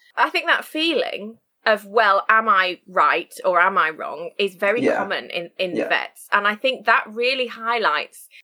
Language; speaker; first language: English; native; English